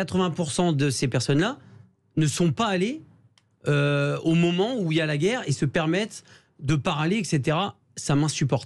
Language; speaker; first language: French; native; French